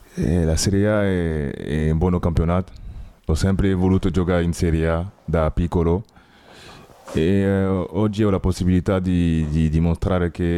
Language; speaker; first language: Italian; non-native, learner; French